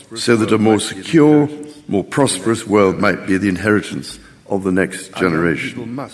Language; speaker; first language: English; native; English